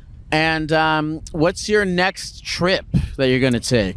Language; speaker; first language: English; native; English